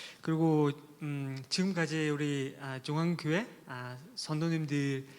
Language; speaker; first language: Korean; non-native, learner; Mongolian